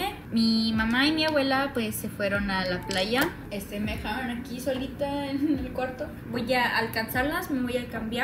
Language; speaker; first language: Spanish; native; Spanish